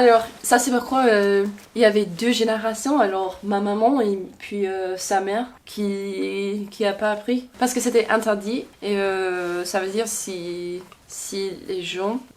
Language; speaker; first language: French; non-native, fluent; English